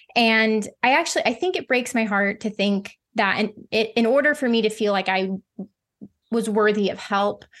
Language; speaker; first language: English; native; English